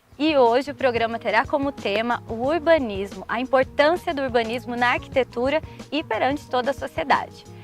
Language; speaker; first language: Portuguese; native; Portuguese